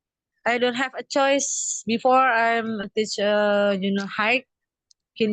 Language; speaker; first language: English; non-native, learner; Indonesian